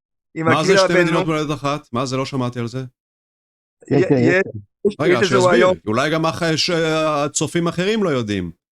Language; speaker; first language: Hebrew; native; Hebrew